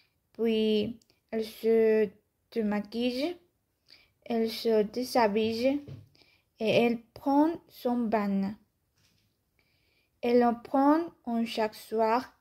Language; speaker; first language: French; non-native, learner; Spanish